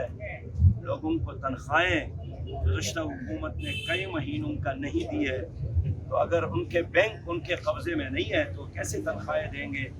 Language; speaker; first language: Urdu; non-native, local second language; Pashto